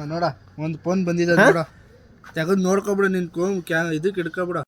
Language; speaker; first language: Kannada; native; Kannada